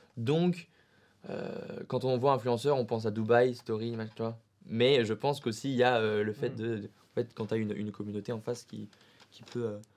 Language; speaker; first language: French; native; French